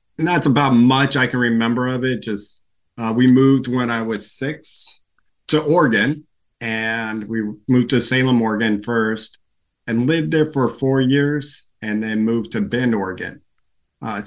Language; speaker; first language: English; native; English